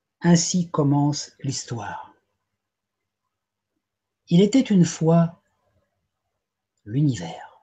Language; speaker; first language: French; native; French